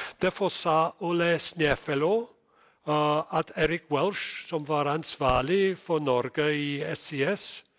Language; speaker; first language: Norwegian; non-native, fluent; English